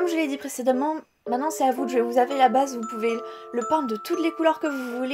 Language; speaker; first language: French; native; French